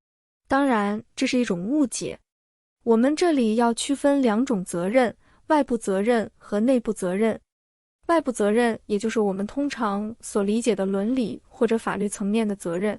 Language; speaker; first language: Chinese; native; Chinese